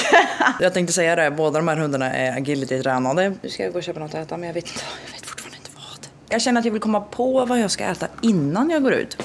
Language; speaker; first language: Swedish; native; Swedish